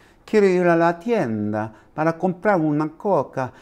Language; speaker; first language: Spanish; non-native, fluent; English